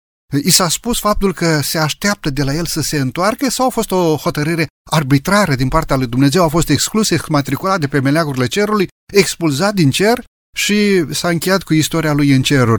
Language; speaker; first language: Romanian; native; Romanian